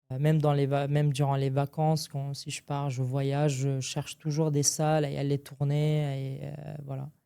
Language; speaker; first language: French; non-native, fluent; Arabic